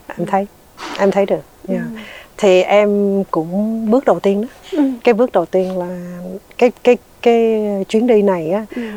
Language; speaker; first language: Vietnamese; early bilingual, heritage; Vietnamese